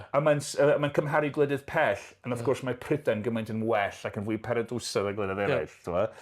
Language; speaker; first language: Welsh; native; Welsh